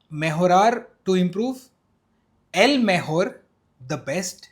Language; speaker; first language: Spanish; non-native, learner; Hindi